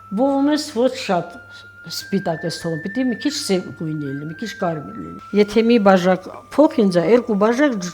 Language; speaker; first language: Armenian; native; Armenian